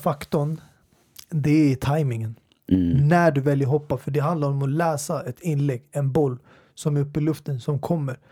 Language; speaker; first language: Swedish; native; Swedish